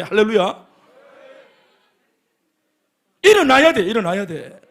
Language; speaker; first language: Korean; native; Korean